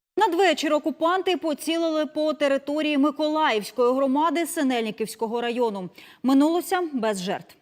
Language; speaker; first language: Ukrainian; native; Ukrainian